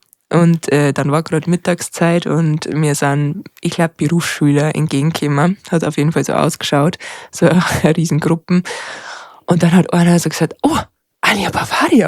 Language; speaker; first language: German; native; German